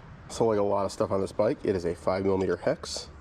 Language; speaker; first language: English; native; English